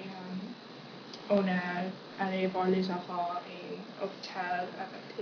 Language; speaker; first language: French; non-native, learner; English